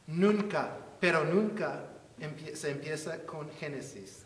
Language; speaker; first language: Spanish; non-native, fluent; English